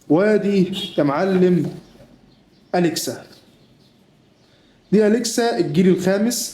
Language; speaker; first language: Arabic; native; Arabic